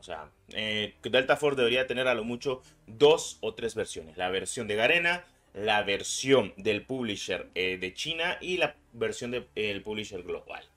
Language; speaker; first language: Spanish; native; Spanish